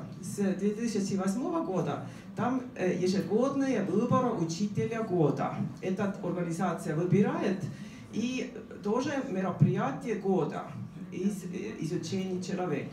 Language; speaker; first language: Russian; non-native, fluent; Estonian